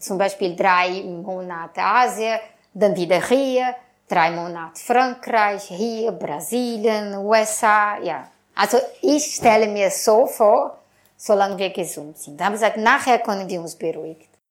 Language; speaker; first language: German; non-native, fluent; Portuguese